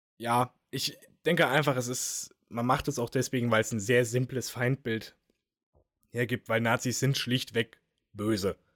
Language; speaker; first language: German; native; German